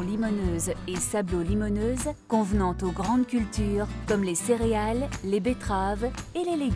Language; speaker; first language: French; native; French